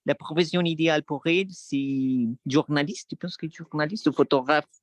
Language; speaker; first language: French; non-native, learner; Spanish